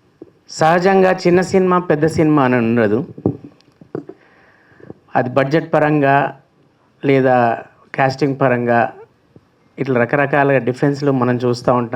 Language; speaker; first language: Telugu; native; Telugu